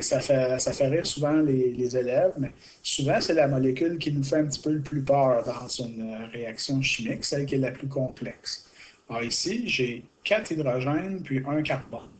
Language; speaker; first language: French; native; French